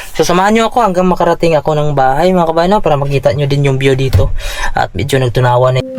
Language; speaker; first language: Filipino; native; Filipino